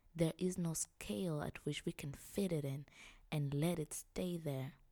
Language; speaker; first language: English; non-native, local second language; Swahili